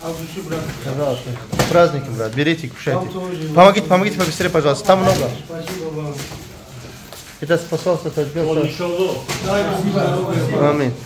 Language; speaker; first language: Russian; non-native, fluent; Tajik